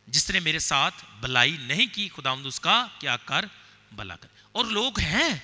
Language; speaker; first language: Urdu; non-native, local second language; Punjabi